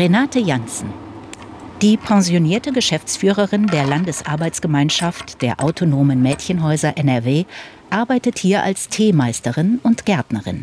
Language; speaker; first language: German; native; German